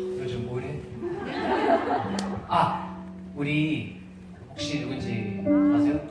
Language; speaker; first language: Korean; non-native, fluent; English